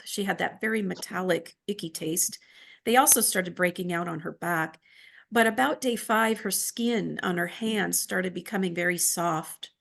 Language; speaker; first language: English; native; English